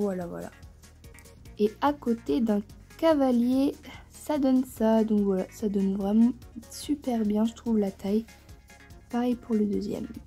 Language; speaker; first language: French; native; French